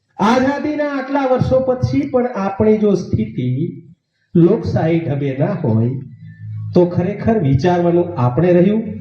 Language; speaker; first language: Gujarati; non-native, local second language; Rathawi